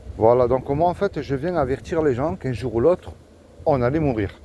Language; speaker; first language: French; native; French